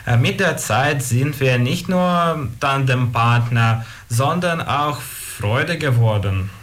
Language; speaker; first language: German; non-native, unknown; Ukrainian